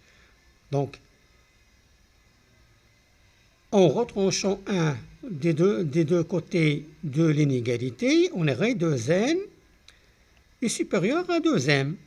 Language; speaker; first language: French; non-native, local second language; Arabic